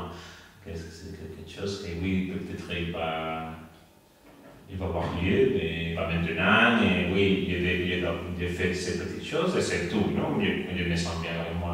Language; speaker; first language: French; non-native, learner; Spanish